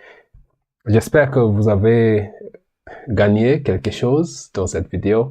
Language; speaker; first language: French; non-native, learner; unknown